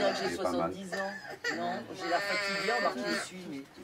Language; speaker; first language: French; native; French